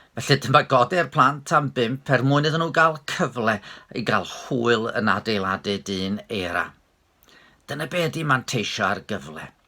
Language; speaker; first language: Welsh; native; Welsh